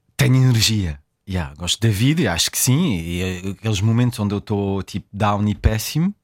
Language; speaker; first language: Portuguese; early bilingual, heritage; French